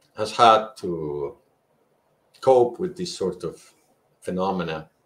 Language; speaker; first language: English; non-native, fluent; Spanish